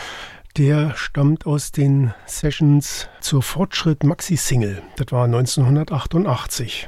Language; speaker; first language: German; native; German